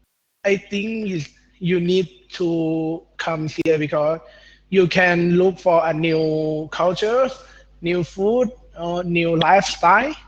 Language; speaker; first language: English; non-native, learner; Thai